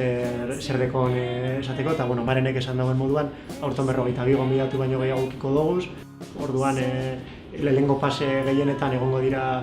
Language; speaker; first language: Basque; native; Basque